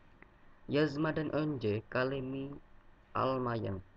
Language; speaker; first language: Turkish; non-native, learner; Indonesian